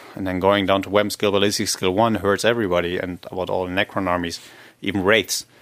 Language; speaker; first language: English; non-native, fluent; German